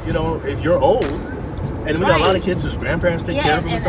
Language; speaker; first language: English; native; English